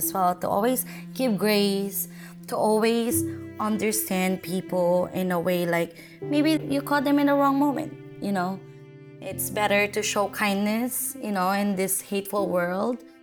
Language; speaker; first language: English; non-native, local second language; Filipino